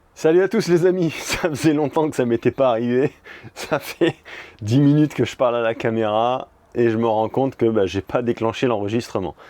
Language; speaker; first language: French; native; French